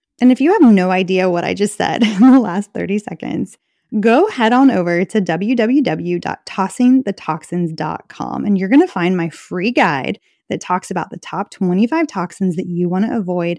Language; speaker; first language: English; native; English